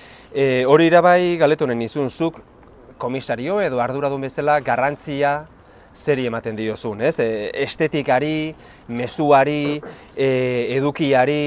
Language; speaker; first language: Basque; native; Basque